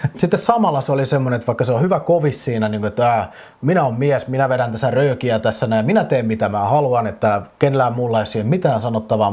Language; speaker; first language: Finnish; native; Finnish